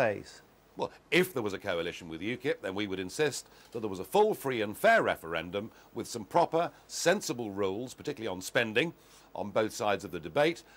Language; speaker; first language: English; native; English